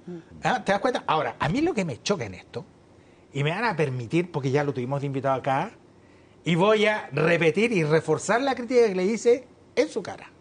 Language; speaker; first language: Spanish; native; Spanish